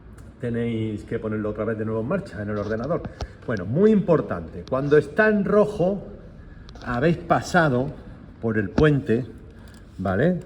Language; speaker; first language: Spanish; native; Spanish